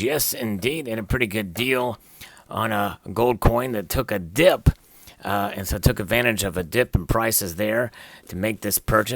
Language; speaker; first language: English; native; English